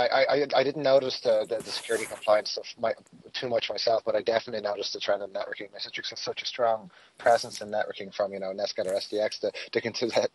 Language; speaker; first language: English; native; English